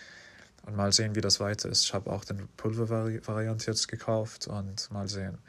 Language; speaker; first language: German; non-native, fluent; English